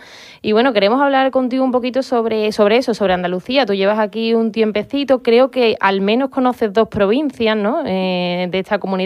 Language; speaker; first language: Spanish; native; Spanish